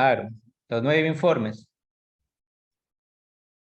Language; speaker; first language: Spanish; native; Spanish